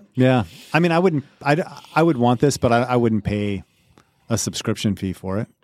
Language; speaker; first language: English; native; English